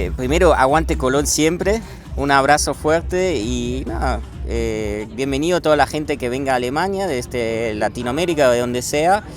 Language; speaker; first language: Spanish; early bilingual, heritage; Spanish